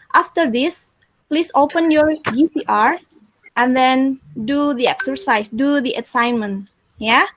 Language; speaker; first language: English; non-native, fluent; Indonesian